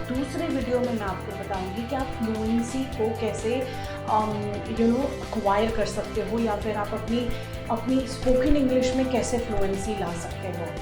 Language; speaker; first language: Hindi; native; Hindi